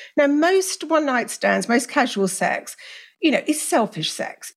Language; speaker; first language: English; native; English